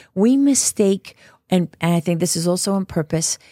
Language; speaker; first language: English; native; English